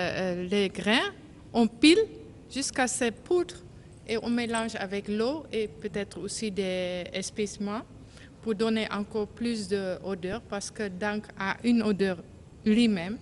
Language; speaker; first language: French; non-native, learner; Dutch